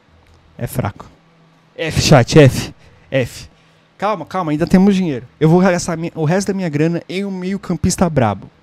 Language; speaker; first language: Portuguese; native; Portuguese